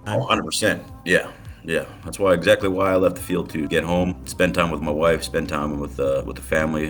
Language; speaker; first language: English; native; English